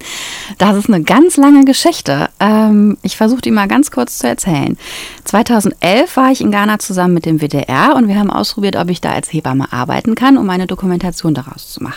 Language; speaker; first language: German; native; German